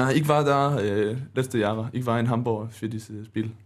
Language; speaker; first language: German; non-native, learner; Danish